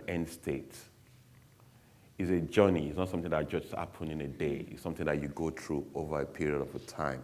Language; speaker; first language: English; non-native, local second language; Yoruba